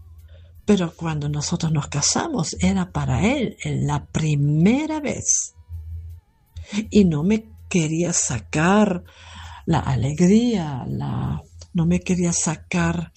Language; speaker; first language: Spanish; non-native, fluent; German